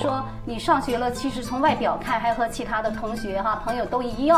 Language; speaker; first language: Chinese; native; Chinese